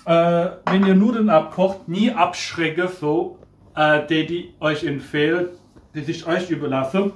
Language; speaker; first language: German; non-native, fluent; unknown